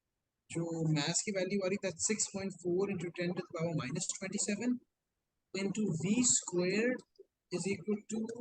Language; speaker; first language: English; non-native, local second language; Urdu